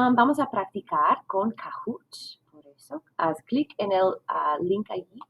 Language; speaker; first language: Spanish; non-native, fluent; English